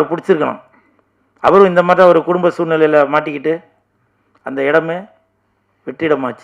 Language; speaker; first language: Tamil; native; Tamil